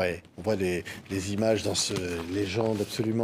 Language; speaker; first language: French; native; French